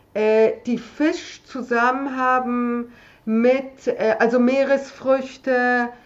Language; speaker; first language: German; native; German